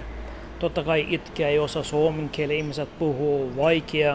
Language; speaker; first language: Finnish; non-native, learner; Turkish